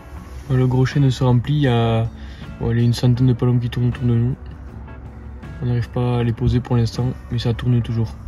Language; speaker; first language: French; native; French